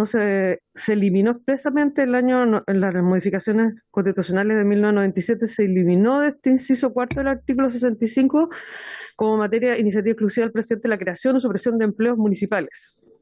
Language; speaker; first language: Spanish; native; Spanish